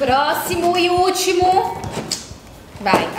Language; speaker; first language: Portuguese; native; Portuguese